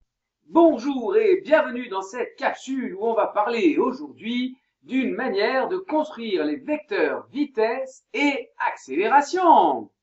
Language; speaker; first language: French; native; French